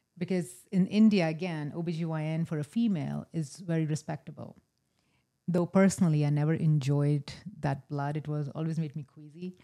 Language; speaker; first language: English; non-native, local second language; Hindi